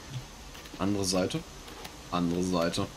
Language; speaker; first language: German; native; German